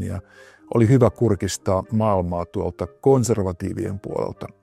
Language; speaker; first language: Finnish; native; Finnish